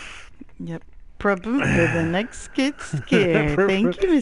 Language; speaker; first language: English; native; English